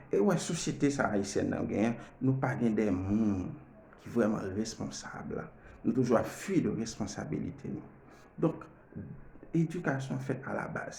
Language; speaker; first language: French; non-native, learner; Haitian Creole